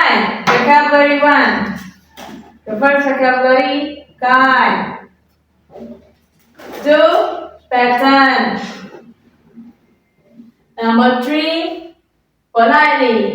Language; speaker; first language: English; non-native, fluent; Indonesian